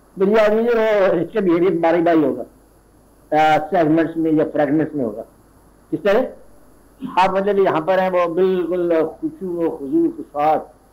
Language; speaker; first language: Urdu; non-native, local second language; Punjabi